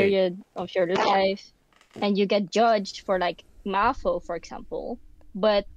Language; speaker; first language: English; non-native, fluent; Dutch